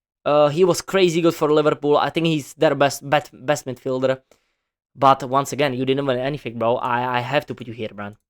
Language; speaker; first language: English; non-native, fluent; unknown